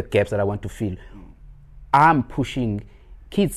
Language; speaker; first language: English; non-native, local second language; Xhosa